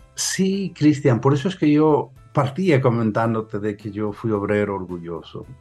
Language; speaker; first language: Spanish; native; Spanish